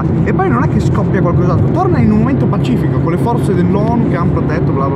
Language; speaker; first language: Italian; native; Italian